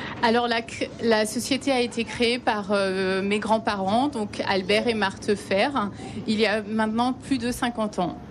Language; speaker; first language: French; native; French